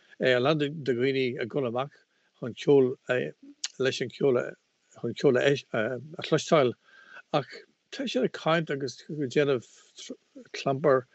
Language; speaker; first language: Irish; non-native, local second language; English